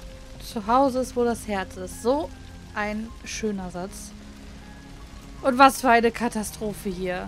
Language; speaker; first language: German; native; German